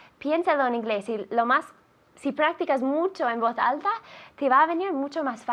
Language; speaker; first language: Spanish; non-native, fluent; English